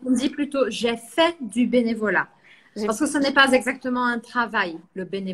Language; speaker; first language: French; non-native, fluent; Portuguese